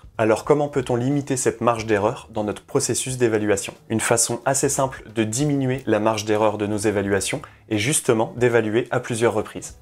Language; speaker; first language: French; native; French